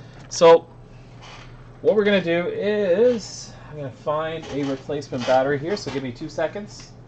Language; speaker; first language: English; native; English